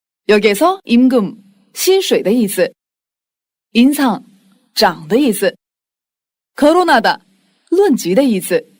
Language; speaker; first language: Chinese; non-native, fluent; Korean